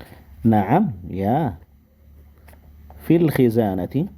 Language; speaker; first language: Arabic; non-native, fluent; Indonesian